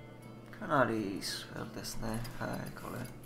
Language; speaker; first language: Japanese; non-native, learner; English